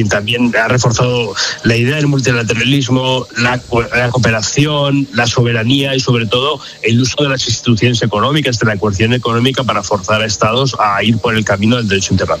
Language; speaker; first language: Spanish; native; Spanish